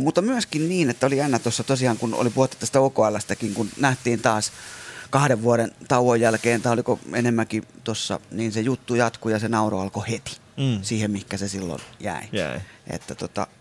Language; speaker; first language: Finnish; native; Finnish